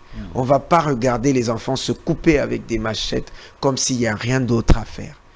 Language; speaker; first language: French; non-native, local second language; Lingala